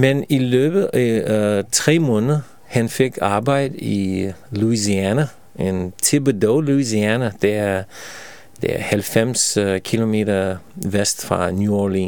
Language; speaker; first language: Danish; non-native, fluent; Russian